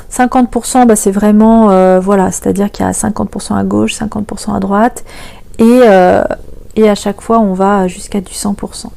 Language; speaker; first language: French; native; French